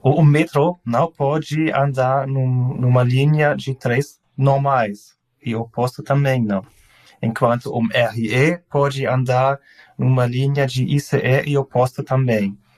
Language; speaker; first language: Portuguese; non-native, learner; German